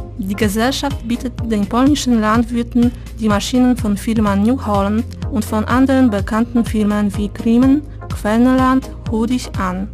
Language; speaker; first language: German; non-native, fluent; Polish